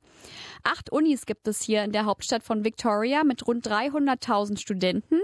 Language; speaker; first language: German; native; German